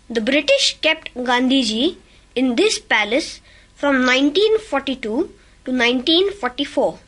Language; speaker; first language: English; non-native, local second language; Marathi